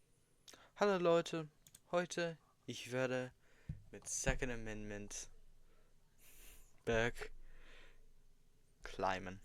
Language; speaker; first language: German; non-native, learner; English